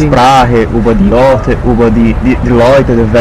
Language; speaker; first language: German; non-native, learner; Portuguese